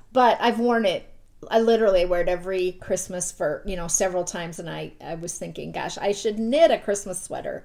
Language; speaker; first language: English; native; English